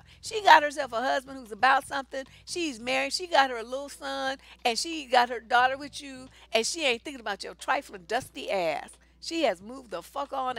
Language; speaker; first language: English; native; English